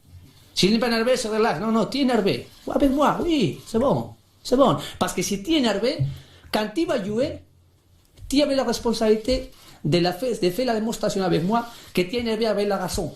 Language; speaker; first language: French; non-native, learner; Spanish